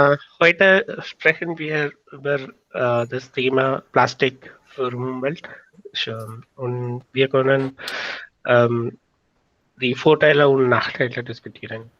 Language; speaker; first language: German; non-native, learner; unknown